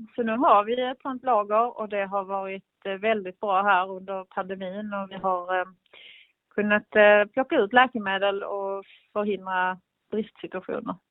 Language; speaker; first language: Swedish; native; Swedish